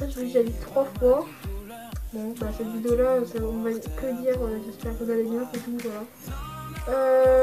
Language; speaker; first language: French; native; French